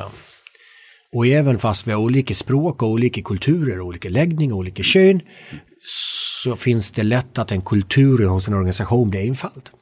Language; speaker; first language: Swedish; native; Swedish